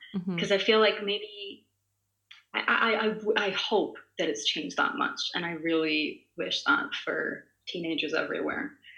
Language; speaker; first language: English; non-native, fluent; Italian